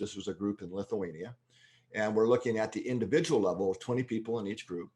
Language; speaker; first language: English; native; English